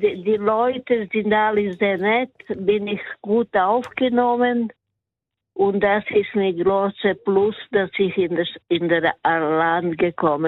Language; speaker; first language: German; non-native, learner; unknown